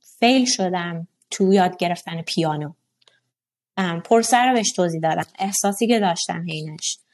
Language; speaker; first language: Persian; non-native, local second language; Azerbaijani